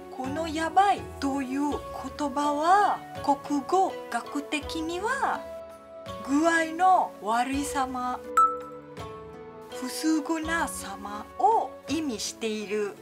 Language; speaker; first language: Japanese; non-native, fluent; Malay